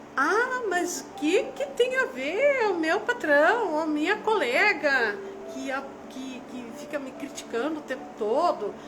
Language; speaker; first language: Portuguese; non-native, local second language; German